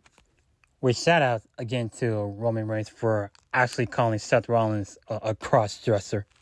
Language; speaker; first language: English; native; English